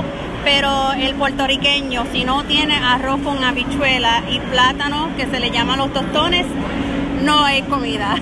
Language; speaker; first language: Spanish; native; Spanish